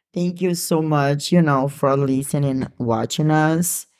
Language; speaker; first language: English; non-native, learner; Portuguese